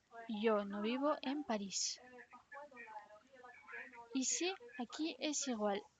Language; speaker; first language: Spanish; non-native, fluent; French